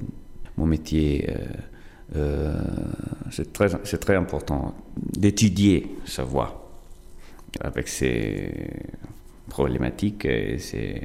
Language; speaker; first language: French; non-native, fluent; Italian